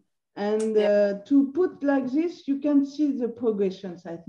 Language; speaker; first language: English; non-native, learner; French